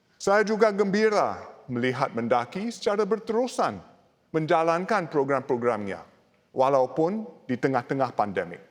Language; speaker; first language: Malay; non-native, local second language; English